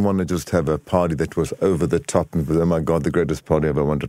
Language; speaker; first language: English; native; English